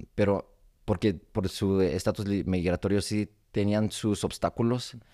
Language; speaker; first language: Spanish; early bilingual, heritage; Spanish